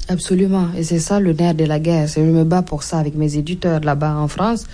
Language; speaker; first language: French; non-native, local second language; Mossi